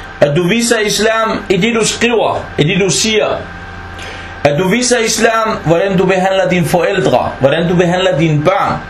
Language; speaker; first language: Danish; non-native, fluent; Arabic